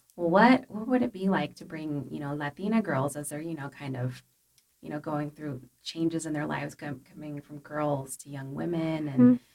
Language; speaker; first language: English; early bilingual, other home language; Spanish